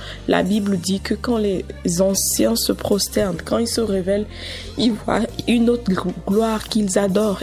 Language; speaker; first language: French; non-native, local second language; Ewe